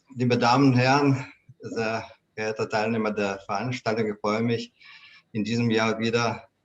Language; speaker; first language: German; non-native, fluent; Russian